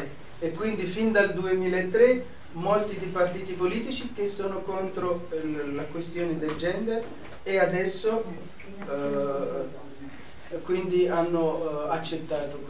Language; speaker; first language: Italian; non-native, fluent; Arabic